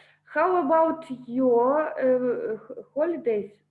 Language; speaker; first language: English; non-native, learner; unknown